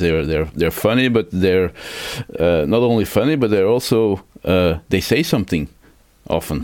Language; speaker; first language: English; non-native, fluent; Dutch